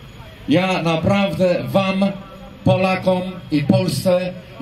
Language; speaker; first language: Polish; non-native, fluent; English